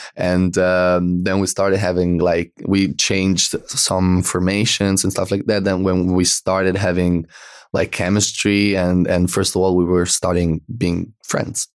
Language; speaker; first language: English; non-native, fluent; Italian